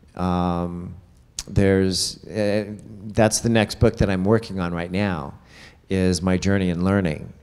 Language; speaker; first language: English; native; English